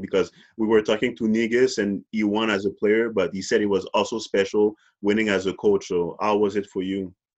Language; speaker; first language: English; non-native, fluent; French